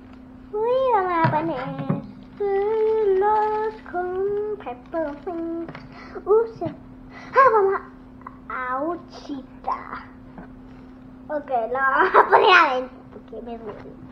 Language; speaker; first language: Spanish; early bilingual, heritage; English